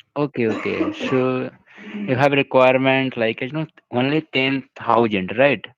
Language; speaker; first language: English; non-native, local second language; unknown